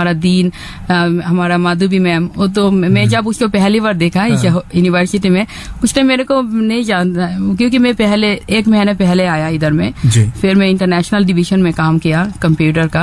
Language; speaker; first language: Hindi; non-native, fluent; Bangla